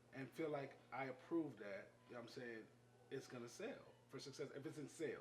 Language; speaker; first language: English; native; English